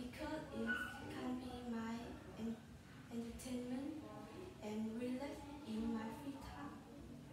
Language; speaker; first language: English; non-native, learner; Vietnamese